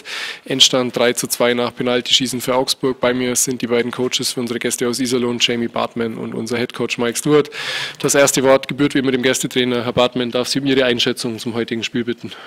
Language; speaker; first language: German; native; German